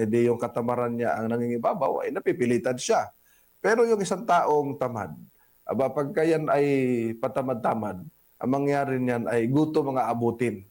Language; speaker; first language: Filipino; non-native, local second language; Cebuano